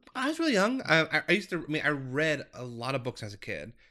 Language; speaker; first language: English; native; English